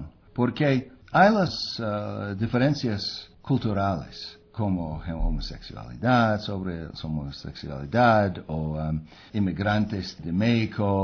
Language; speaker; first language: Spanish; non-native, fluent; English